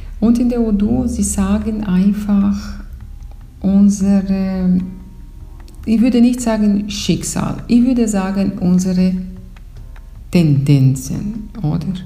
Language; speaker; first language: German; non-native, fluent; Portuguese